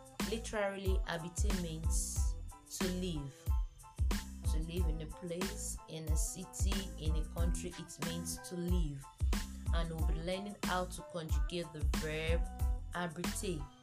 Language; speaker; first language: English; non-native, local second language; Yoruba